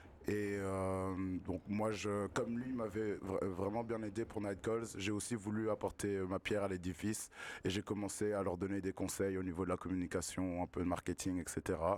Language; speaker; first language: French; native; French